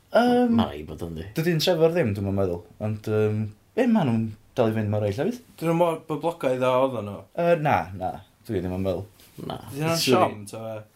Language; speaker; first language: Welsh; native; Welsh